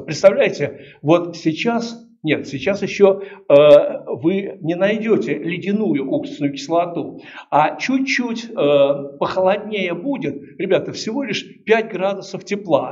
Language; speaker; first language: Russian; native; Russian